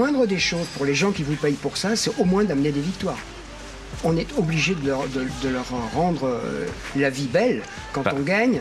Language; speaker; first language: French; native; French